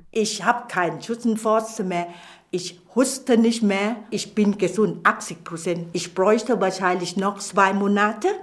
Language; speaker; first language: German; non-native, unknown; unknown